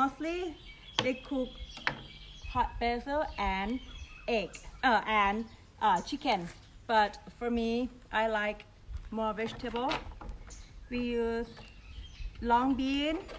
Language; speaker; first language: English; non-native, learner; Thai